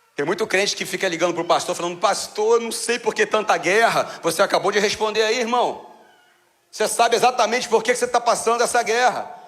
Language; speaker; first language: Portuguese; native; Portuguese